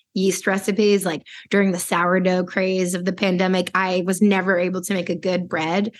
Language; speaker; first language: English; native; English